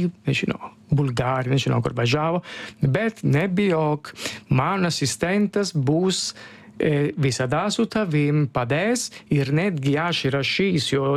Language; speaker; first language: Lithuanian; non-native, learner; Italian